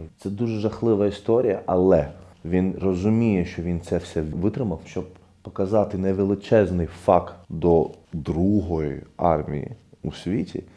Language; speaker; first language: Ukrainian; non-native, fluent; Arabic